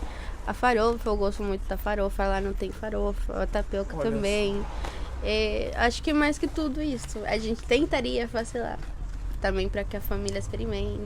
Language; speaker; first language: Portuguese; non-native, fluent; Spanish